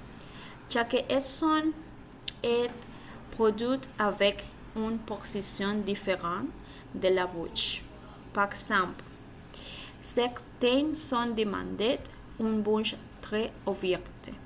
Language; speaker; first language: French; non-native, learner; Spanish